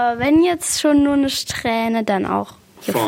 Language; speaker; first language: German; native; German